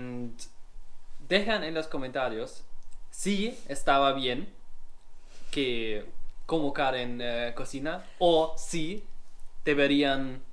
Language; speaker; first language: Spanish; non-native, learner; German